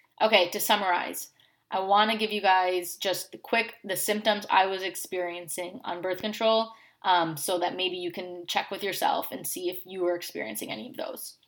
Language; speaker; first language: English; native; English